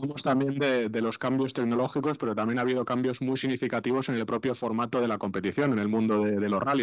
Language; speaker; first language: Spanish; native; Spanish